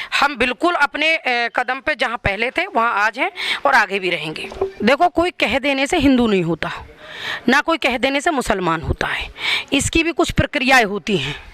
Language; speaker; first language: Hindi; native; Hindi